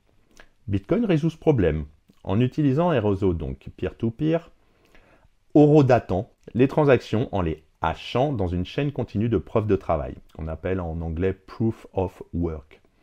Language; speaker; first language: French; native; French